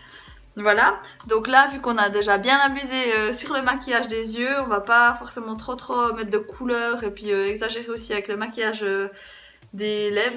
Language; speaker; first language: French; native; French